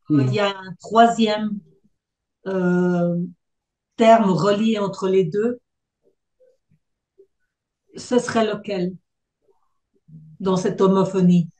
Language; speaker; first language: French; non-native, fluent; Spanish